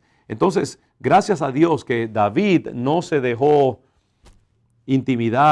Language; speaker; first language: Spanish; native; Spanish